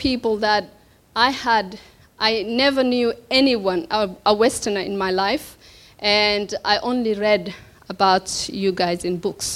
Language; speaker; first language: English; non-native, local second language; Somali